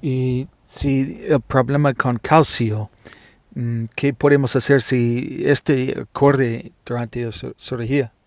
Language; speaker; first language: Spanish; non-native, learner; English